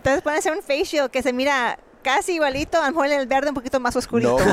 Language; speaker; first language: Spanish; early bilingual, heritage; Spanish